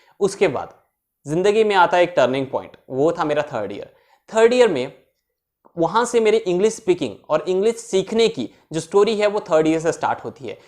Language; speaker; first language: Hindi; native; Hindi